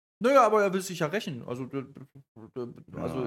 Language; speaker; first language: German; native; German